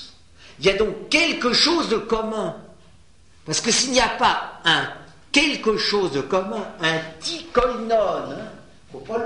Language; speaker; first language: French; native; French